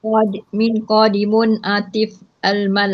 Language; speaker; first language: Arabic; non-native, learner; Malay